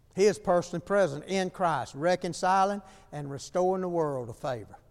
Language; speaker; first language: English; native; English